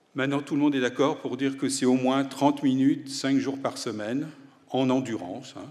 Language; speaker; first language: French; native; French